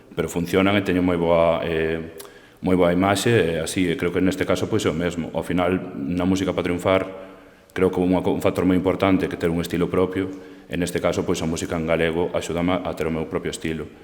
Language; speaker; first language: Galician; non-native, local second language; Spanish